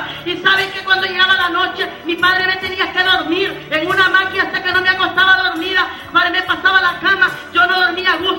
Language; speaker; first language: Spanish; native; Spanish